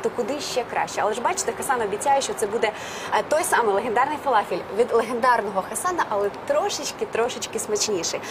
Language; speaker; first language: Ukrainian; native; Ukrainian